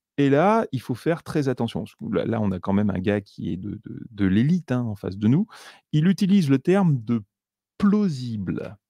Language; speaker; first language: French; native; French